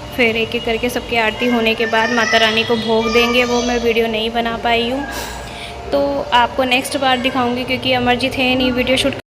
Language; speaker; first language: Hindi; native; Hindi